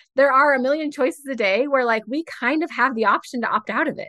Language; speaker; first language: English; native; English